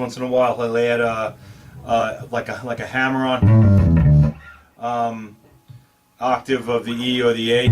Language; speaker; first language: English; native; English